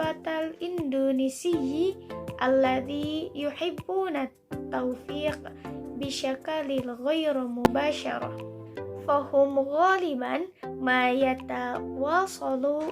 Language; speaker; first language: Arabic; non-native, learner; Indonesian